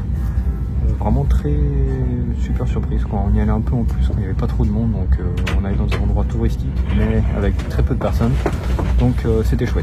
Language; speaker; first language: French; native; French